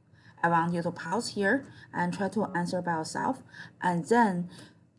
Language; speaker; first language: English; non-native, fluent; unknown